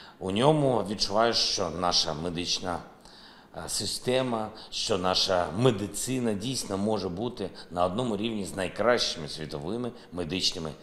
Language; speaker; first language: Ukrainian; non-native, local second language; Russian